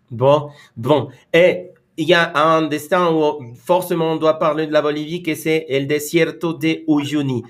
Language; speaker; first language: French; non-native, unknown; Spanish